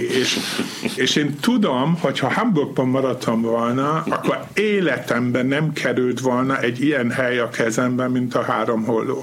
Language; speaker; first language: Hungarian; non-native, fluent; Dutch